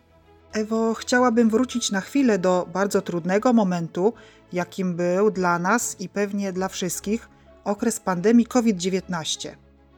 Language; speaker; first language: Polish; native; Polish